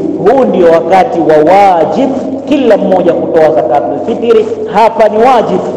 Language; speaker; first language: Swahili; native; Swahili